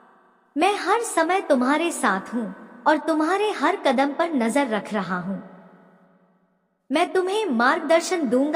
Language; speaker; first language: Hindi; native; Hindi